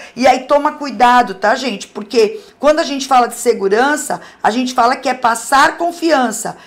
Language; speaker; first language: Portuguese; native; Portuguese